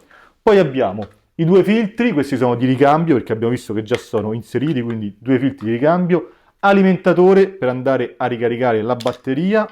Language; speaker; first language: Italian; native; Italian